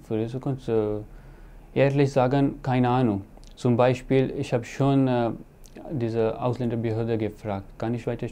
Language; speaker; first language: German; non-native, learner; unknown